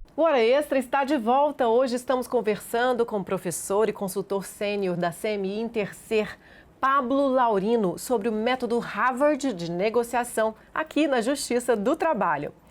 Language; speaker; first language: Portuguese; native; Portuguese